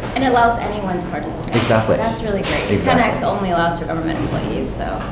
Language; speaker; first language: English; native; English